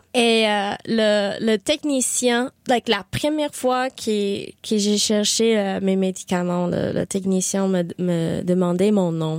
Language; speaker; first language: French; non-native, learner; English